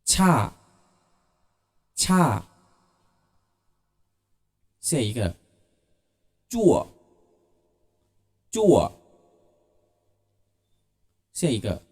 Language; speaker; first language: Chinese; non-native, fluent; Thai